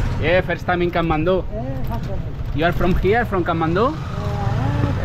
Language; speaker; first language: English; non-native, learner; Spanish